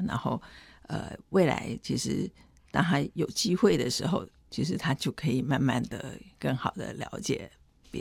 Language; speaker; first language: Chinese; native; Chinese